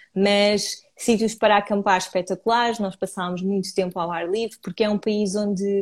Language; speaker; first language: Portuguese; native; Portuguese